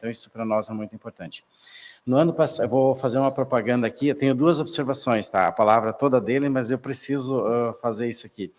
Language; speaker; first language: Portuguese; native; Portuguese